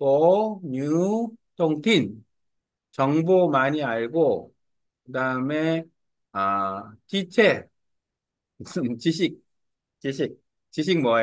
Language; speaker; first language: Vietnamese; non-native, learner; Korean